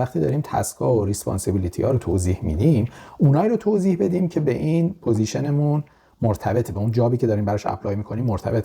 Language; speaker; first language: Persian; native; Persian